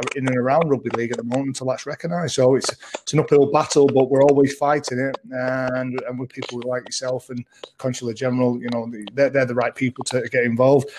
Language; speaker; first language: English; early bilingual, other home language; Maltese